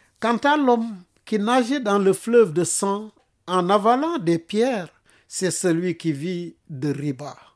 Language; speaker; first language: French; non-native, local second language; Wolof